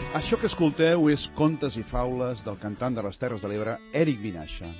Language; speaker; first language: Catalan; native; Catalan